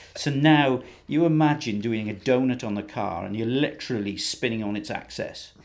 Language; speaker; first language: English; native; English